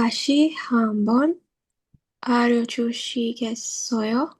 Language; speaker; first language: Korean; non-native, learner; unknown